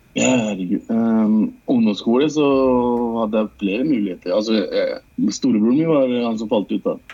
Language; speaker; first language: Norwegian; early bilingual, other home language; Urdu